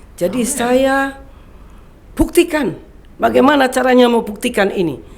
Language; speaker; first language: Indonesian; non-native, local second language; Javanese